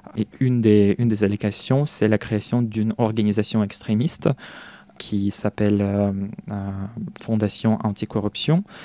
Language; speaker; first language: French; non-native, fluent; Russian